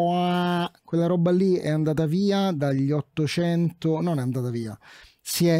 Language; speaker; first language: Italian; native; Italian